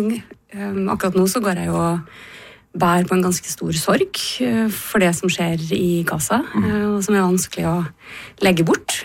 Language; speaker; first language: Norwegian; native; Norwegian